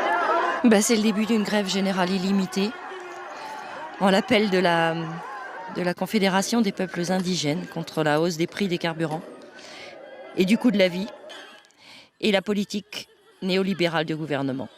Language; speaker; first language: French; native; French